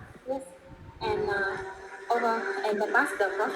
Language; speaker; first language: English; non-native, learner; Vietnamese